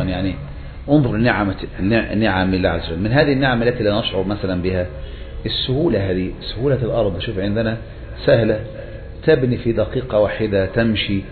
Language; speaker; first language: Arabic; native; Arabic